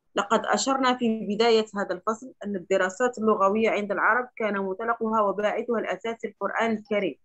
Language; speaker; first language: Arabic; non-native, fluent; Chinese